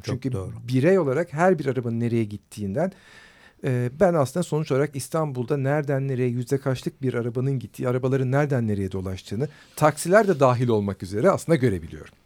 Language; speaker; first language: Turkish; native; Turkish